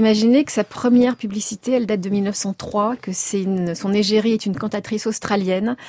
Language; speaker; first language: French; native; French